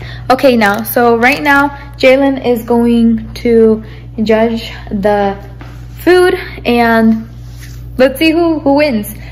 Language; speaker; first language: English; early bilingual, other home language; Spanish